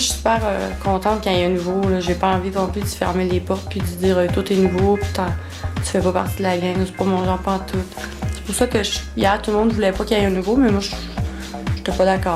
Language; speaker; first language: French; native; French